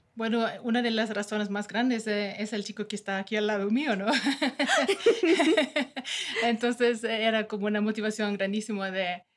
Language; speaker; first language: Spanish; non-native, fluent; Norwegian